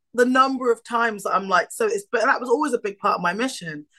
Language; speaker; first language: English; native; English